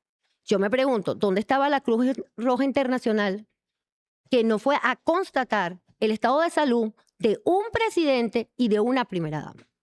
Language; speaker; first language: Spanish; native; Spanish